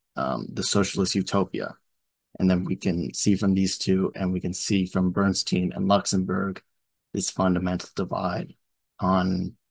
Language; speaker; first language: English; native; English